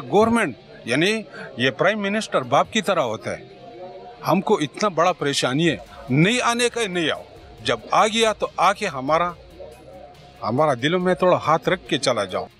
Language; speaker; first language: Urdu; non-native, local second language; Pashto